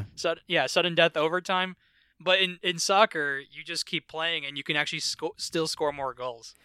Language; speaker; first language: English; early bilingual, other home language; Filipino